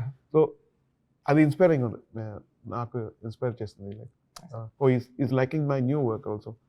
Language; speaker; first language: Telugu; non-native, learner; Tamil